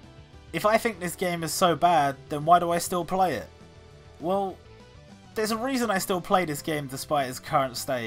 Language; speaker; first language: English; native; English